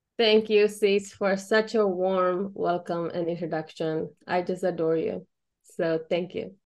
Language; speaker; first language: English; early bilingual, other home language; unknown